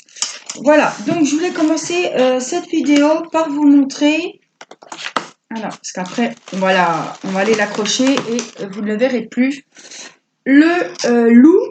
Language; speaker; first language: French; native; French